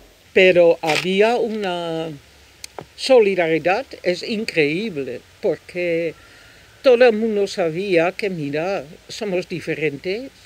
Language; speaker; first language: Spanish; non-native, fluent; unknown